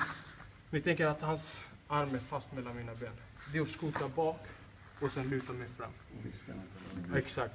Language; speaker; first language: Swedish; native; Swedish